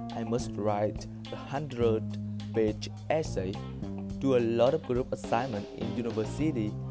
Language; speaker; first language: English; non-native, learner; Vietnamese